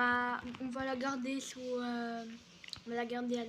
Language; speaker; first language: French; native; French